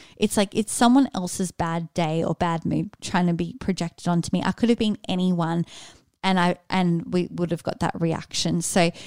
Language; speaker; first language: English; native; English